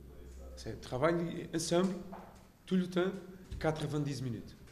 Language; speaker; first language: French; non-native, learner; Portuguese